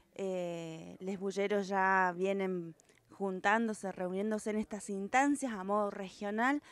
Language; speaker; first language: Spanish; native; Spanish